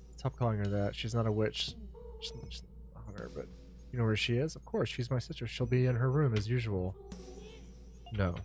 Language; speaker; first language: English; native; English